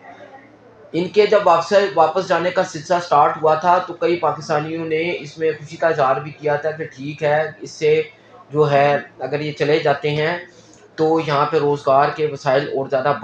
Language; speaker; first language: Urdu; non-native, local second language; Punjabi